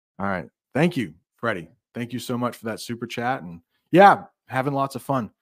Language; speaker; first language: English; native; English